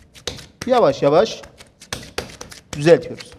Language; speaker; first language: Turkish; native; Turkish